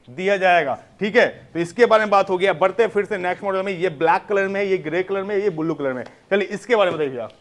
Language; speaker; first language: Hindi; native; Hindi